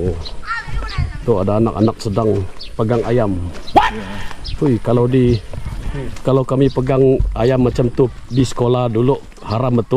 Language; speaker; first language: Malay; non-native, local second language; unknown